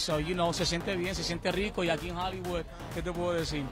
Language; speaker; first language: Spanish; early bilingual, heritage; Spanish